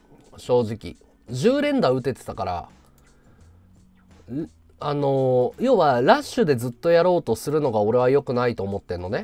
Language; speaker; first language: Japanese; native; Japanese